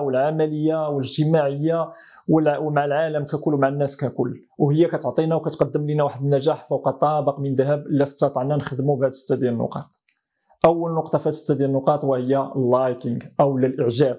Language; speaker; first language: Arabic; native; Arabic